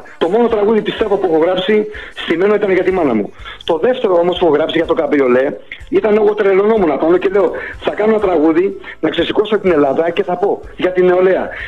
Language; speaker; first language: Greek; early bilingual, heritage; Greek